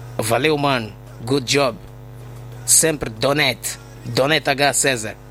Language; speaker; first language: Portuguese; native; Portuguese